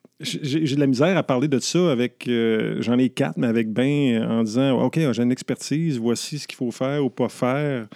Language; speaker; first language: French; native; French